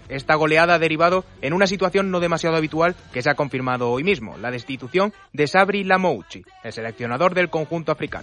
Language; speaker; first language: Spanish; native; Spanish